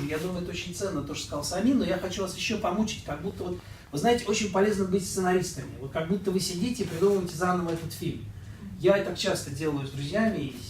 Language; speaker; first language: Russian; non-native, fluent; French